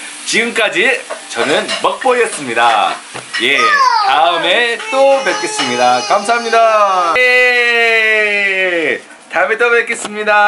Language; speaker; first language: Korean; early bilingual, heritage; Korean